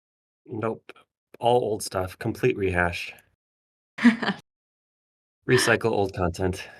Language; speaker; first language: English; native; English